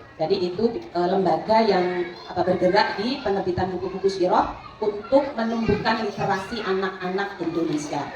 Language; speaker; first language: Indonesian; non-native, local second language; Madurese